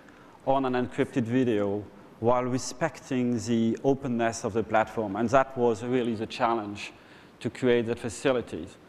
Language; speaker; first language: English; non-native, fluent; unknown